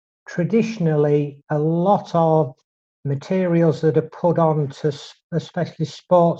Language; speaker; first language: English; native; English